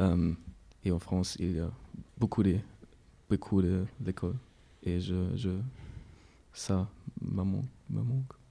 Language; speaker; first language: French; non-native, learner; German